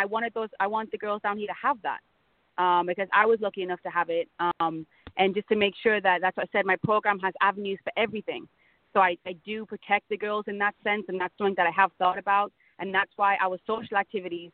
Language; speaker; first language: English; native; English